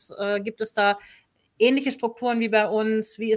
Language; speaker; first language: German; native; German